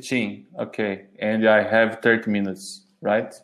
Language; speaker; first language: English; non-native, learner; Portuguese